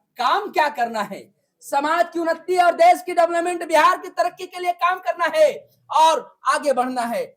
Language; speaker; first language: Hindi; native; Hindi